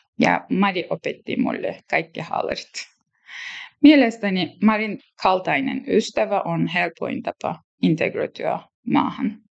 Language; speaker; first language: Finnish; non-native, learner; Turkish